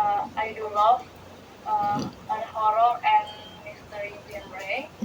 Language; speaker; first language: English; non-native, learner; Indonesian